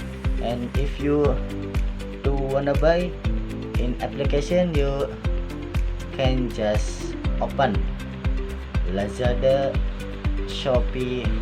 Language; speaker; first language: English; non-native, learner; Indonesian